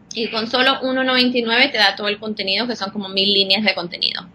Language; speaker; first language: Spanish; non-native, fluent; English